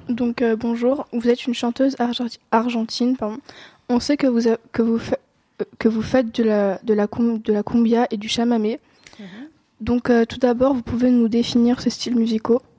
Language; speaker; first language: French; native; French